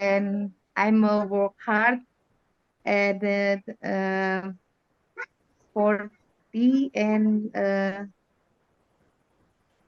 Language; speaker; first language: English; non-native, learner; Indonesian